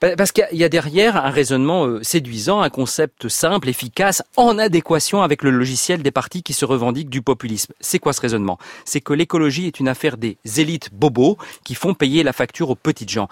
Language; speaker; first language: French; native; French